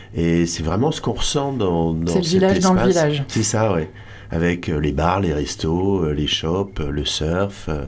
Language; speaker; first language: French; native; French